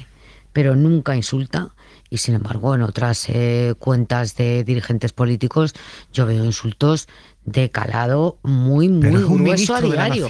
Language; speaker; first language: Spanish; native; Spanish